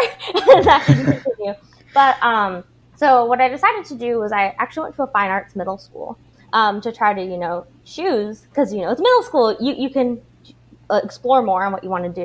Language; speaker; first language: English; native; English